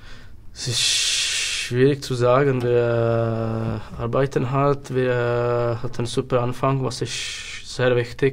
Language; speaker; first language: German; non-native, learner; Czech